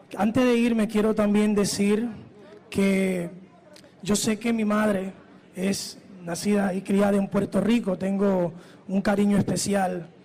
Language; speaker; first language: Spanish; early bilingual, heritage; Spanish